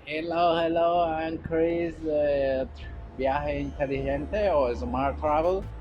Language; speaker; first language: English; non-native, learner; Spanish